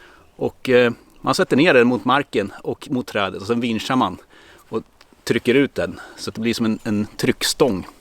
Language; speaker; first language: Swedish; native; Swedish